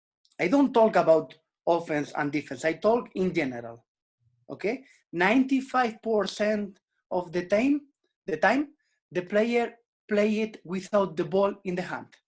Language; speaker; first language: English; non-native, learner; Spanish